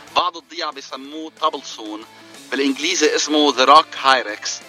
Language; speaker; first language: Arabic; native; Arabic